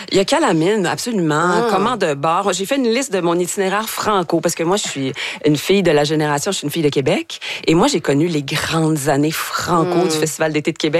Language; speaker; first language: French; native; French